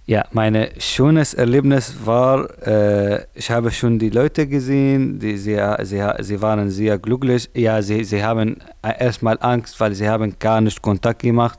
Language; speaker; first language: German; non-native, learner; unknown